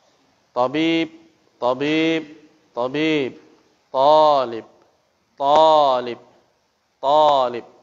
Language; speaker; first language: Arabic; non-native, fluent; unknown